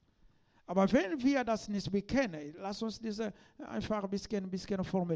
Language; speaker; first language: German; non-native, learner; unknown